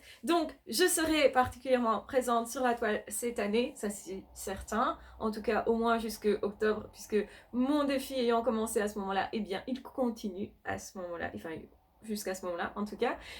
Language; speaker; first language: French; native; French